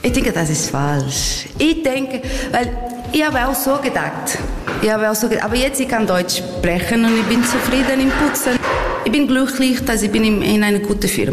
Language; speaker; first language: German; non-native, learner; Portuguese